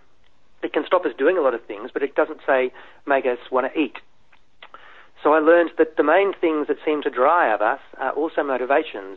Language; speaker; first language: English; native; English